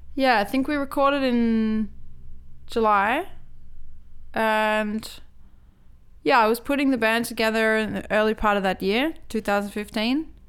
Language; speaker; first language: English; native; English